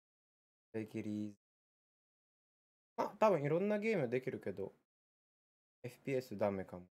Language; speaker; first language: Japanese; early bilingual, heritage; Japanese